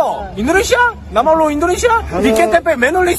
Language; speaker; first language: Indonesian; non-native, learner; Korean